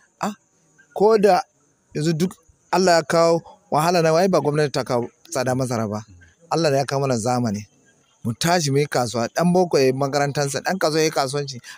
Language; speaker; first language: Hausa; non-native, local second language; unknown